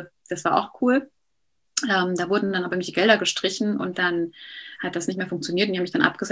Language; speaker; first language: German; native; German